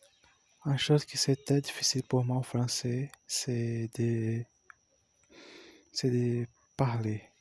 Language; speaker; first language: French; non-native, learner; Portuguese